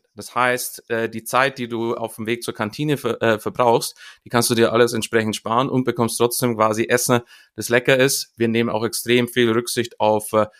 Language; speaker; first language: German; native; German